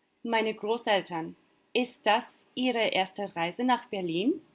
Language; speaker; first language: German; non-native, learner; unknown